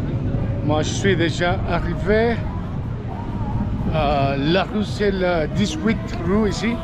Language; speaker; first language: French; non-native, fluent; Spanish